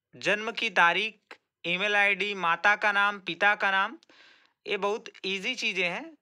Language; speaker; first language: Hindi; native; Hindi